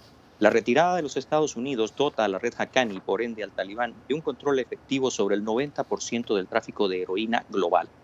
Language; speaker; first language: Spanish; native; Spanish